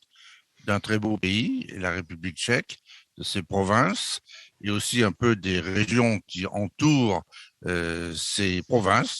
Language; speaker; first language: French; native; French